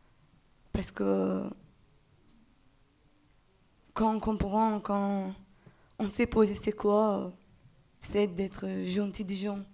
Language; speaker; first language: French; non-native, learner; Persian